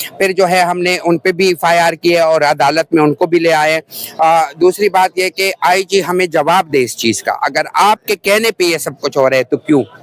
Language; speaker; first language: Urdu; non-native, local second language; Pashto